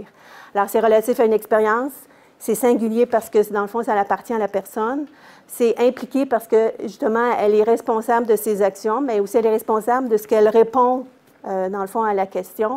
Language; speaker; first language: French; native; French